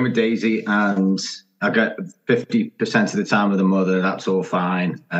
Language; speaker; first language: English; native; English